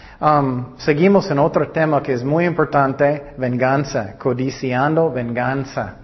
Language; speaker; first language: Spanish; non-native, learner; English